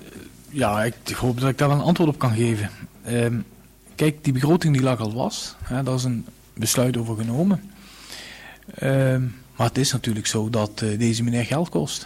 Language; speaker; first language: Dutch; native; Dutch